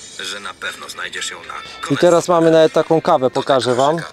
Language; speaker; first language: Polish; native; Polish